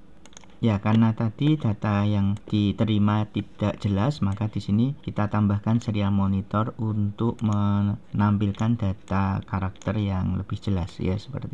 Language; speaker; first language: Indonesian; native; Indonesian